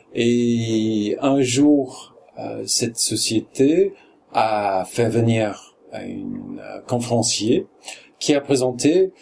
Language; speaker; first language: French; non-native, fluent; English